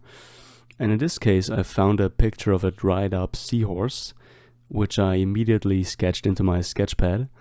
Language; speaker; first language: English; non-native, fluent; German